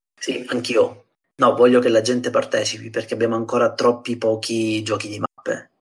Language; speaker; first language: Italian; native; Italian